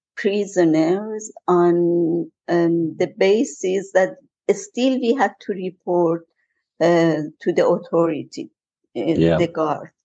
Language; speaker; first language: English; non-native, fluent; Persian